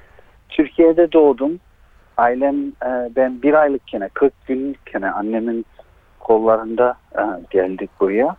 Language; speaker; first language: Turkish; early bilingual, heritage; Turkish